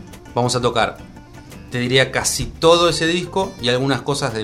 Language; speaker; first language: Spanish; native; Spanish